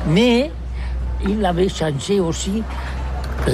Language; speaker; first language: French; non-native, learner; Catalan